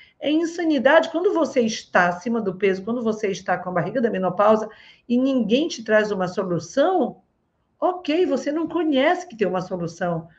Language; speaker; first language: Portuguese; native; Portuguese